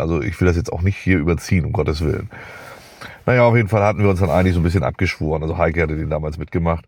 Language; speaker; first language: German; native; German